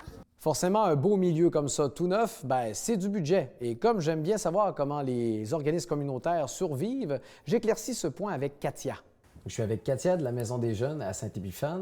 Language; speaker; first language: French; native; French